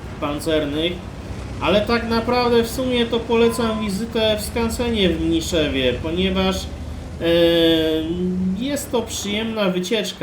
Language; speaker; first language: Polish; native; Polish